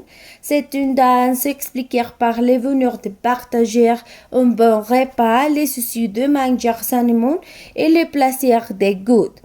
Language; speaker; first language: French; non-native, learner; Spanish